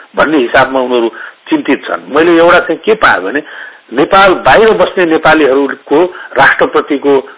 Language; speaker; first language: Nepali; non-native, local second language; Newari